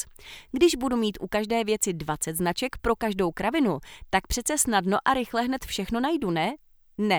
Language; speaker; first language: Czech; native; Czech